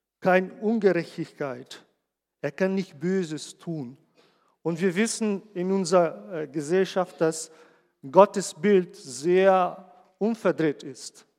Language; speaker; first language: German; non-native, fluent; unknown